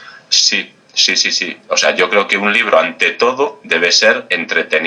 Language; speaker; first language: Spanish; native; Spanish